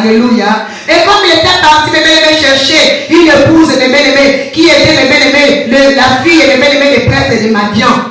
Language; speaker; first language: French; non-native, local second language; Lingala